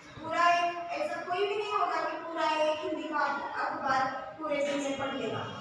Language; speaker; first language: Hindi; non-native, local second language; Marathi